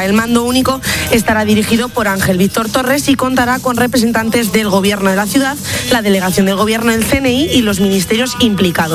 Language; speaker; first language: Spanish; native; Spanish